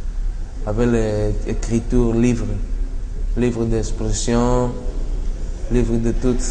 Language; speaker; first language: French; non-native, learner; Spanish